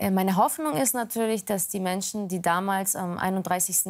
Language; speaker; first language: German; native; German